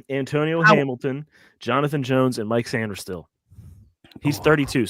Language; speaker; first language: English; native; English